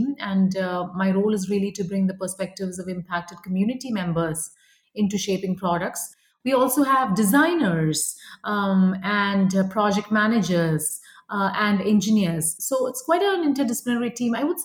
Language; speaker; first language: English; non-native, local second language; Malayalam